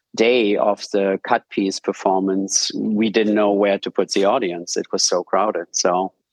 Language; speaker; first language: English; non-native, fluent; German